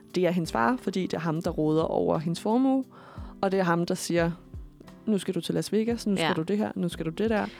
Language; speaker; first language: Danish; native; Danish